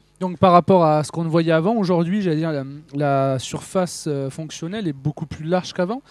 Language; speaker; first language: French; native; French